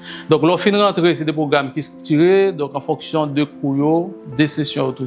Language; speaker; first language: Haitian Creole; native; Haitian Creole